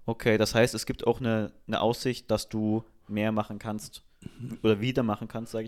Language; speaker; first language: German; native; German